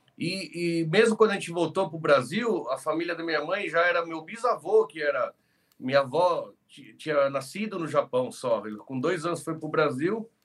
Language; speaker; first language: Portuguese; early bilingual, other home language; Spanish